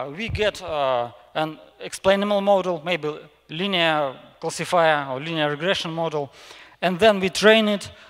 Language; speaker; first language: English; non-native, fluent; Russian